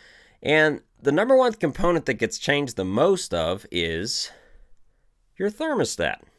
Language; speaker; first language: English; native; English